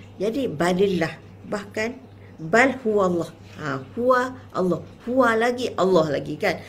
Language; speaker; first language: Malay; native; Malay